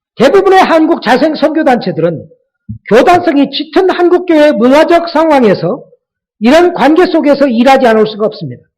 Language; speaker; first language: Korean; native; Korean